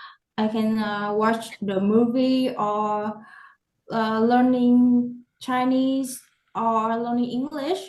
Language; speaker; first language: English; non-native, learner; Vietnamese